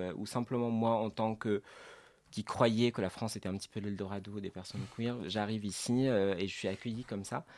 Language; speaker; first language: French; non-native, local second language; Arabic